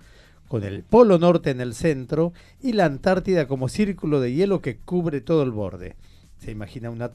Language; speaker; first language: Spanish; native; Spanish